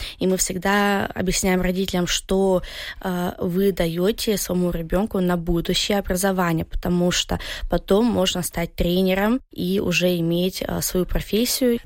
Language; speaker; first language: Russian; early bilingual, heritage; Russian